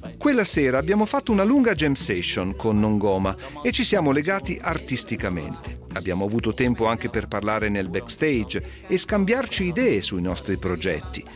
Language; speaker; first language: Italian; native; Italian